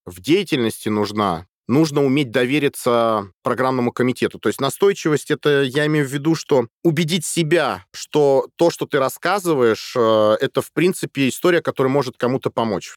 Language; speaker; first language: Russian; native; Russian